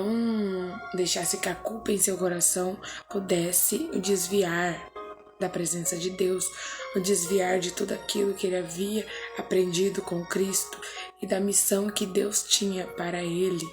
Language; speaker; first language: Portuguese; native; Portuguese